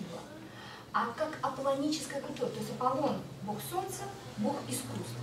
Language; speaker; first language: Russian; native; Russian